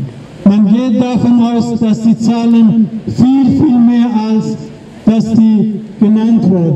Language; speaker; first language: German; non-native, learner; Persian